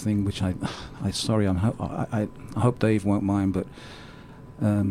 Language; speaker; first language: English; native; English